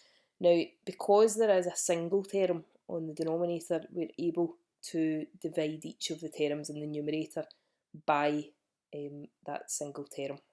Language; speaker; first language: English; native; English